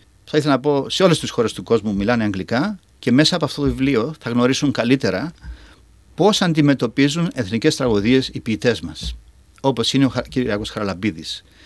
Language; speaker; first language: Greek; native; Greek